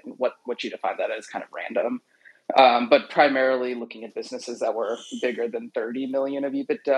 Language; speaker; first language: English; native; English